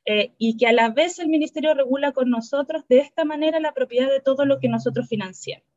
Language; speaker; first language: Spanish; native; Spanish